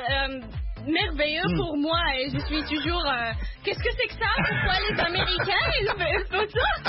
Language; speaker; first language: French; non-native, learner; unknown